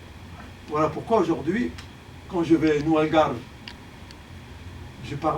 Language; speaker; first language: French; early bilingual, other home language; Arabic